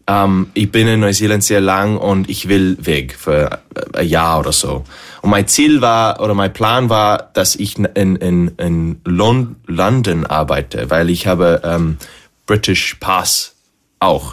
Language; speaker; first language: German; non-native, fluent; English